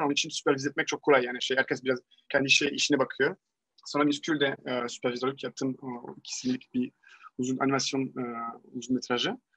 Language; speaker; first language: Turkish; non-native, fluent; French